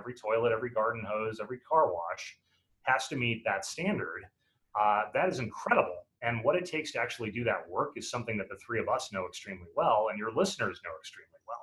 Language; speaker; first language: English; native; English